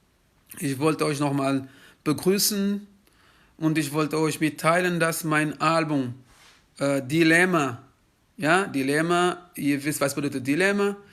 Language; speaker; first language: German; non-native, fluent; Kabuverdianu